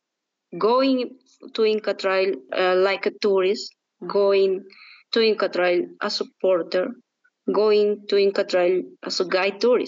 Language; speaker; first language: English; non-native, learner; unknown